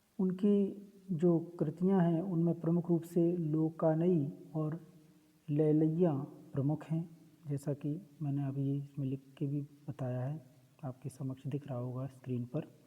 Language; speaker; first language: Hindi; native; Hindi